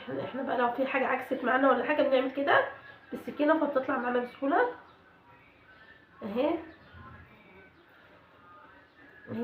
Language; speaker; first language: Arabic; native; Arabic